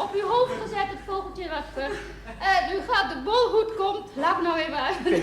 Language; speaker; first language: Dutch; native; Dutch